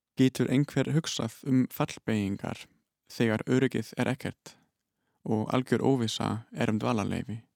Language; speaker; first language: Icelandic; non-native, fluent; German